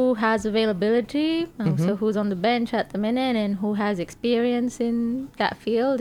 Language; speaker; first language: English; non-native, fluent; Romanian